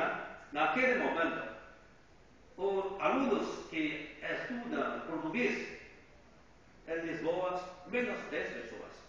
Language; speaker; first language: Portuguese; non-native, fluent; Chinese